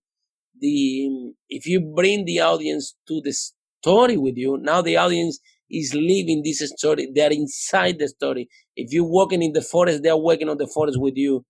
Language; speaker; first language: English; non-native, fluent; Spanish